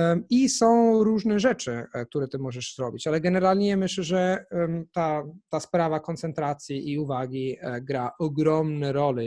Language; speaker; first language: Polish; non-native, fluent; Italian